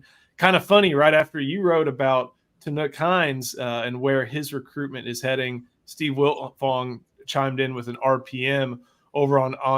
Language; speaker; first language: English; native; English